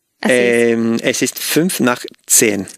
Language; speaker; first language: German; non-native, learner; Spanish